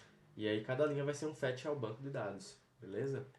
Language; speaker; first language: Portuguese; native; Portuguese